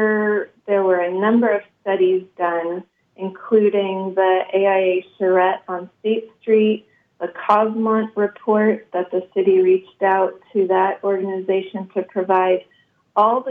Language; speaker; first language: English; native; English